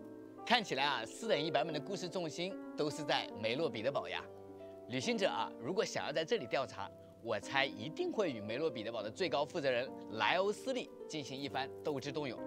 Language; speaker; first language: Chinese; native; Chinese